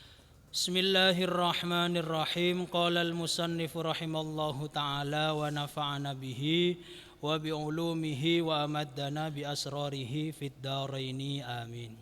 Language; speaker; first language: Arabic; non-native, fluent; Javanese